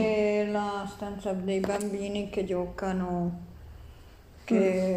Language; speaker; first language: Italian; non-native, learner; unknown